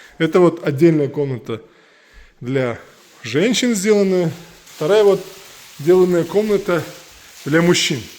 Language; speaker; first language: Russian; non-native, local second language; Uzbek